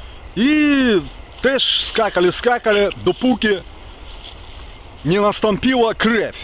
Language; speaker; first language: Polish; non-native, learner; Ukrainian